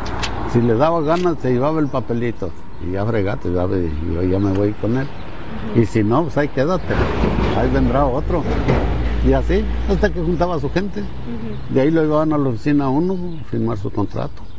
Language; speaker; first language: Spanish; native; Spanish